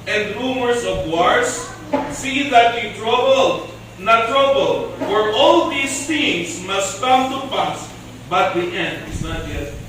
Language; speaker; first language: English; non-native, local second language; Filipino